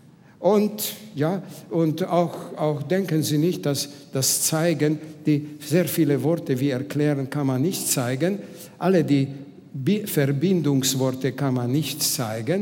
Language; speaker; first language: German; non-native, fluent; Hungarian